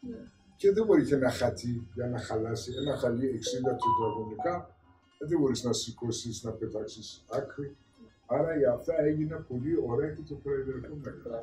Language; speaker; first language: Greek; non-native, learner; Persian